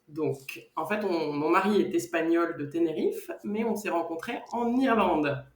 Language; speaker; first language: French; native; French